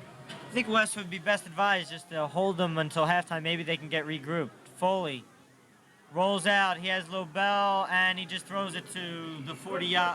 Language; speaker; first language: English; native; English